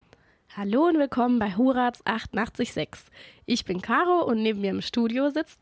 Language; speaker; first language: German; native; German